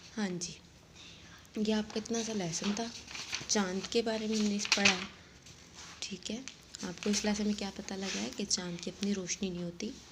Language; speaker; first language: Hindi; non-native, local second language; Saraiki